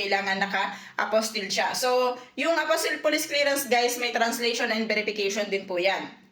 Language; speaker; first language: Filipino; native; Filipino